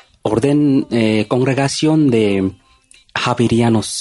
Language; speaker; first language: Spanish; non-native, learner; Bangla